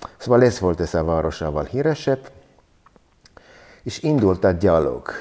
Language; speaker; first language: Hungarian; non-native, learner; Armenian